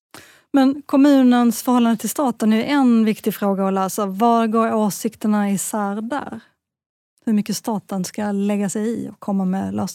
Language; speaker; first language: Swedish; native; Swedish